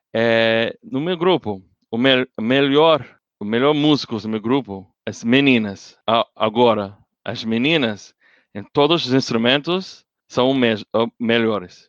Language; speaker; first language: Portuguese; non-native, learner; English